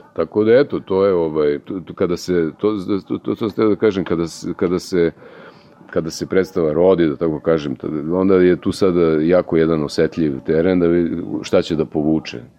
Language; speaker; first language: Serbian; native; Serbian